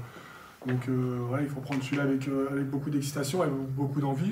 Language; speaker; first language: French; native; French